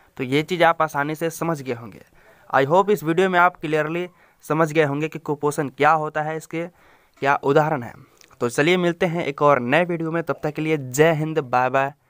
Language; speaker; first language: Hindi; native; Hindi